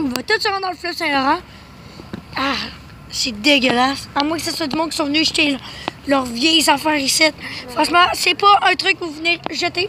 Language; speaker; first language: French; native; French